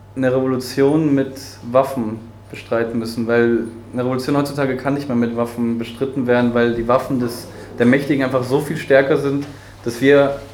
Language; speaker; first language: German; early bilingual, heritage; Spanish